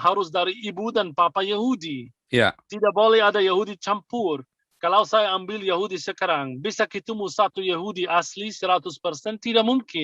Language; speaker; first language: Indonesian; non-native, fluent; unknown